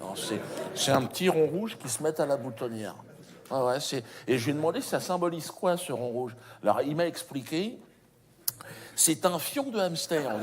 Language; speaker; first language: French; native; French